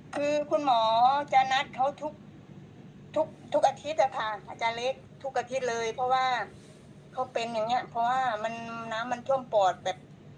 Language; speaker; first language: Thai; native; Thai